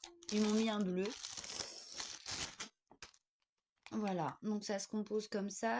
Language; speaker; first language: French; native; French